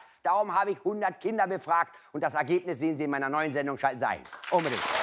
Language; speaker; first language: German; native; German